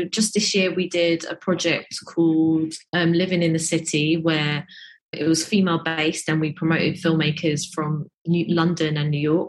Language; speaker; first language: English; native; English